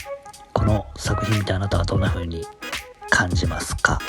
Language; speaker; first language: Japanese; native; Japanese